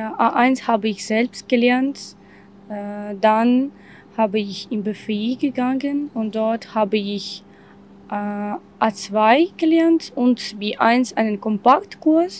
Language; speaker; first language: German; non-native, learner; Ukrainian